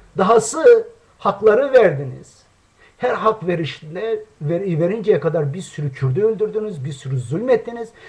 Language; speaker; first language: Turkish; non-native, local second language; Kurdish